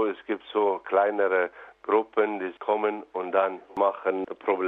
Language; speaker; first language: German; non-native, fluent; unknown